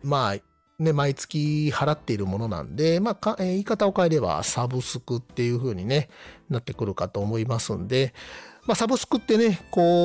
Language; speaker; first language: Japanese; native; Japanese